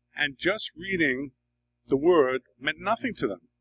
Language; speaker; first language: English; native; English